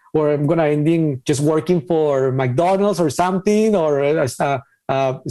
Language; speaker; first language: English; non-native, fluent; Spanish